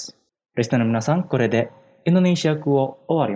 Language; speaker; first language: Japanese; non-native, fluent; Indonesian